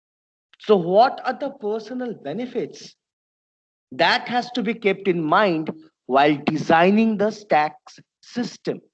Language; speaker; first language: English; non-native, local second language; Bangla